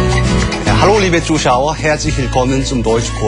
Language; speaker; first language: German; non-native, learner; Korean